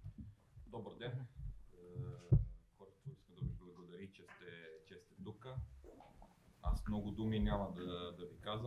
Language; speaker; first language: Bulgarian; non-native, fluent; Romanian